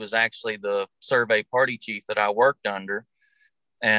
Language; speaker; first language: English; native; English